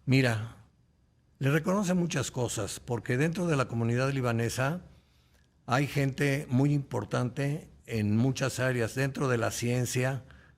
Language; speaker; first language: Spanish; native; Spanish